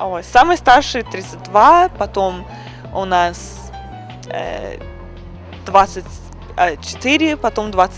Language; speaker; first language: Russian; early bilingual, other home language; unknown